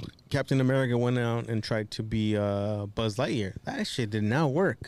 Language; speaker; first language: English; early bilingual, other home language; Spanish